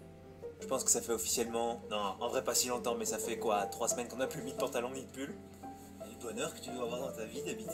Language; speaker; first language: French; native; French